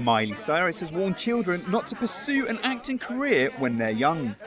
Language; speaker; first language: English; native; English